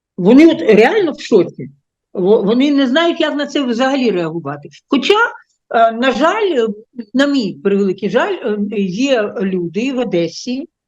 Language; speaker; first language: Ukrainian; non-native, local second language; Russian